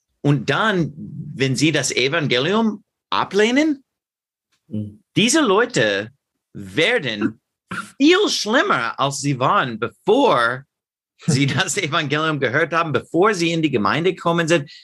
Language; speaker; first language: German; non-native, learner; English